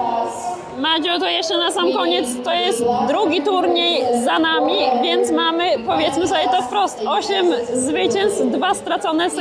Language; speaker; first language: Polish; native; Polish